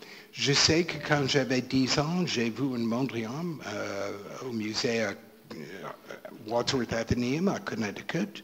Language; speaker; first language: French; non-native, fluent; English